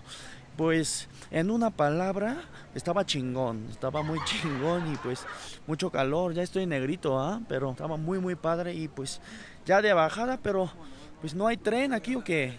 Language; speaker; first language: Spanish; non-native, fluent; Korean